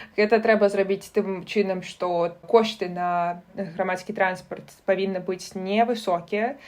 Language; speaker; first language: Belarusian; non-native, local second language; Russian